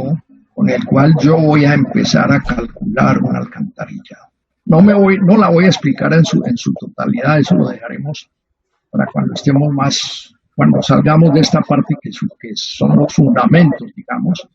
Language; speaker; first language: Spanish; native; Spanish